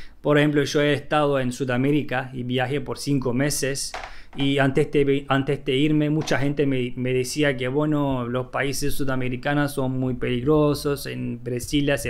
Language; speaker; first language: Spanish; non-native, fluent; Turkish